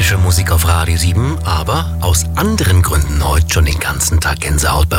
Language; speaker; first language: German; native; German